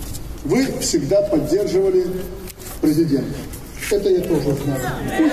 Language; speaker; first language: Russian; native; Russian